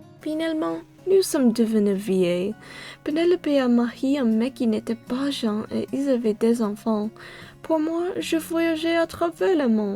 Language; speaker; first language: French; non-native, learner; English